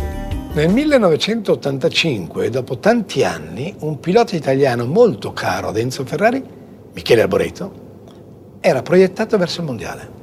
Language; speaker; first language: Italian; native; Italian